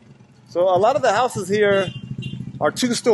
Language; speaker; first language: English; native; English